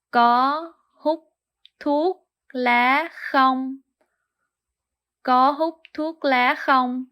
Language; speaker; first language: Vietnamese; early bilingual, heritage; Vietnamese